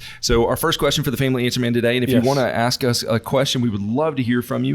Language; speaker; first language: English; native; English